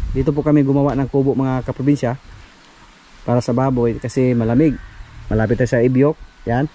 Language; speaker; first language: Filipino; non-native, local second language; Cebuano